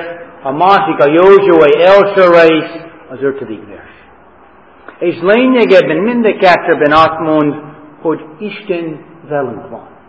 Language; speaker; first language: Hungarian; non-native, fluent; English